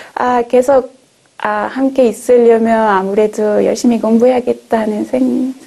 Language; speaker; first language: Korean; non-native, fluent; French